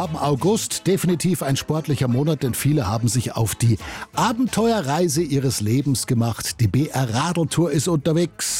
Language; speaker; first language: German; native; German